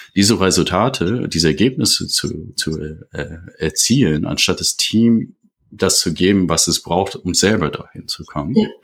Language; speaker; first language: German; non-native, fluent; English